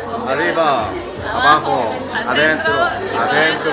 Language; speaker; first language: Spanish; non-native, fluent; Korean